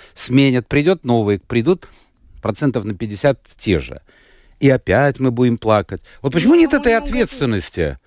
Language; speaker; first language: Russian; native; Russian